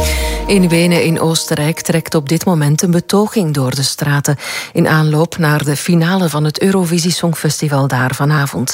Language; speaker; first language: Dutch; native; Dutch